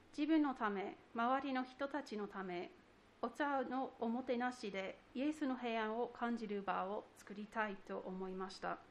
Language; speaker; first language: Japanese; non-native, fluent; English